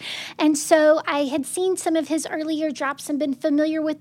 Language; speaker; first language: English; native; English